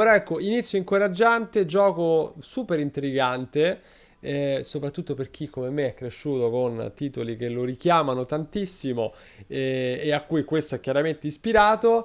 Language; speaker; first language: Italian; native; Italian